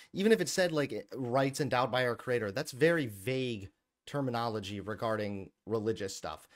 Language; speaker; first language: English; native; English